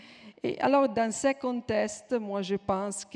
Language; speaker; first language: French; non-native, fluent; Italian